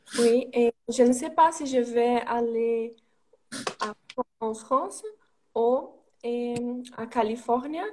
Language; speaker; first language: French; non-native, learner; Portuguese